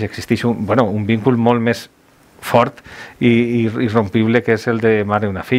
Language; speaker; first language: Catalan; native; Catalan